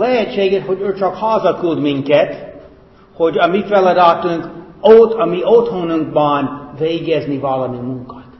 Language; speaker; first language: Hungarian; non-native, fluent; English